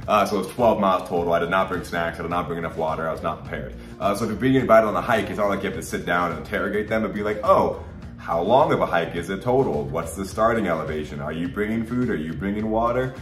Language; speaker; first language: English; native; English